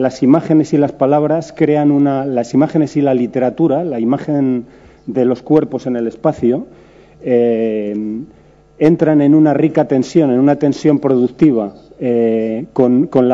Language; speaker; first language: Spanish; native; Spanish